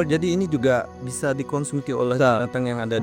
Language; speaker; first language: Indonesian; native; Indonesian